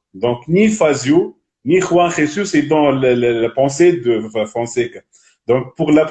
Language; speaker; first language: French; non-native, local second language; Arabic